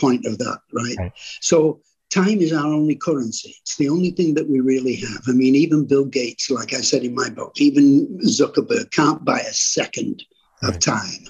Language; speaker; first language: English; native; English